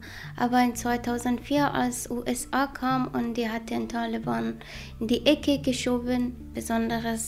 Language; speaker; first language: German; non-native, learner; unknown